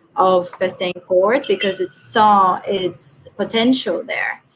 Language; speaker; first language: English; non-native, fluent; Portuguese